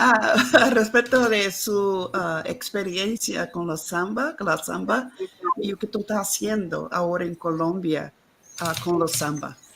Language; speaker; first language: Spanish; non-native, learner; Portuguese